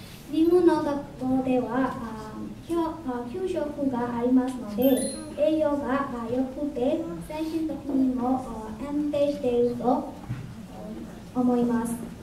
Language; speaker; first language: Japanese; non-native, learner; Burmese